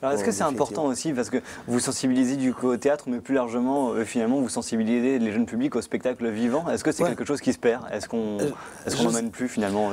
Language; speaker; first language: French; native; French